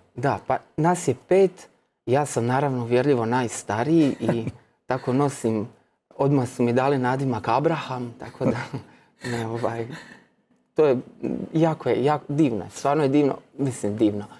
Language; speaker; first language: Croatian; native; Croatian